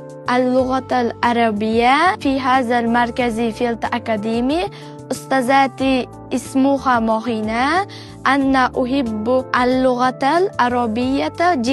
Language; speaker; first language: Arabic; non-native, learner; Uzbek